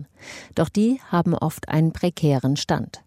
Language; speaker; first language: German; native; German